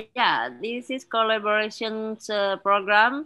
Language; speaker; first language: English; non-native, learner; Indonesian